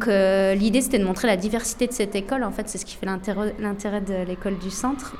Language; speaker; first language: French; native; French